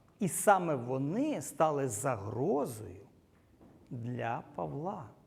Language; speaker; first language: Ukrainian; non-native, local second language; Russian